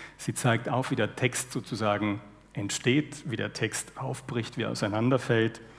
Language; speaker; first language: German; native; German